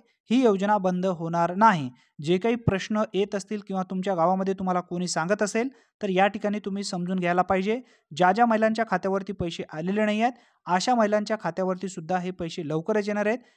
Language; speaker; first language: Marathi; native; Marathi